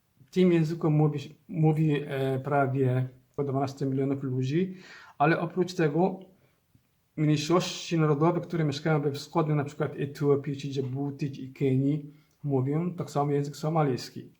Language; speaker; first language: Polish; non-native, learner; Somali